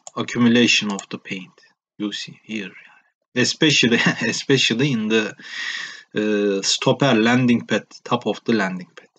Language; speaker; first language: English; non-native, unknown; Turkish